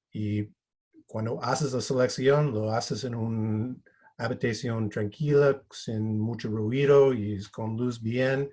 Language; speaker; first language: Spanish; non-native, fluent; English